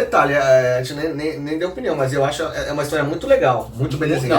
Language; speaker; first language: Portuguese; native; Portuguese